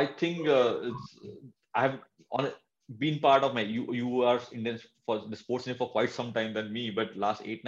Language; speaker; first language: English; non-native, local second language; Marathi